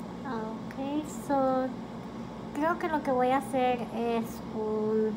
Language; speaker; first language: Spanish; early bilingual, heritage; Spanish